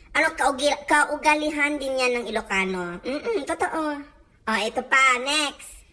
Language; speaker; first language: Filipino; non-native, local second language; Iloko